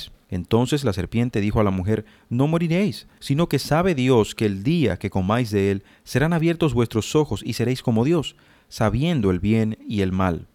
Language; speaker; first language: Spanish; native; Spanish